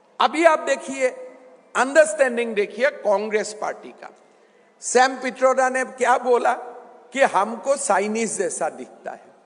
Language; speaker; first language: Hindi; non-native, local second language; Assamese